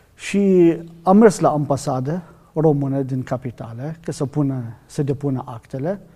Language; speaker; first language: Romanian; non-native, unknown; Arabic